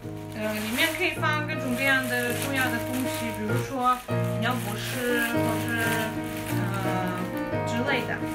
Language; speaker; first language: Chinese; non-native, fluent; Russian